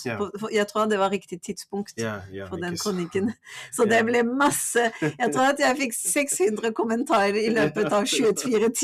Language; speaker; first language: Norwegian; non-native, fluent; French